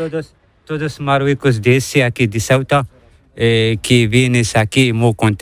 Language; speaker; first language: Spanish; non-native, learner; Arabic